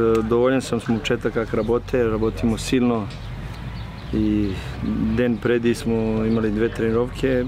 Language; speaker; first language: Bulgarian; non-native, learner; Serbian